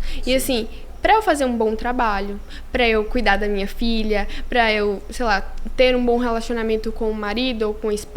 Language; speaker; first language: Portuguese; native; Portuguese